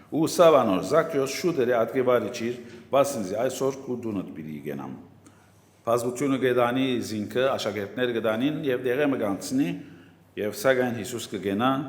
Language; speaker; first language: Armenian; native; Armenian